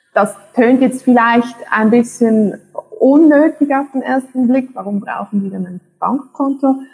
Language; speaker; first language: German; native; German